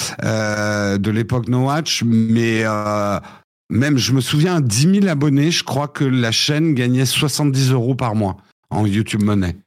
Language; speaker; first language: French; early bilingual, other home language; English